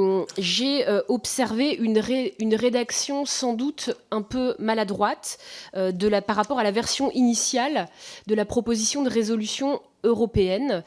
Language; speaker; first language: French; native; French